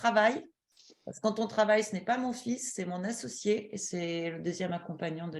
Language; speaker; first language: French; native; French